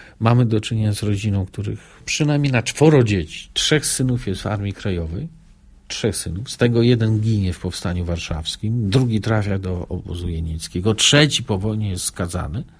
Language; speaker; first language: Polish; native; Polish